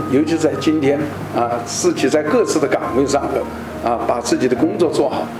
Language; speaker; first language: Chinese; native; Chinese